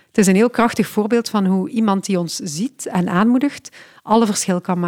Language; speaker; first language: Dutch; native; Dutch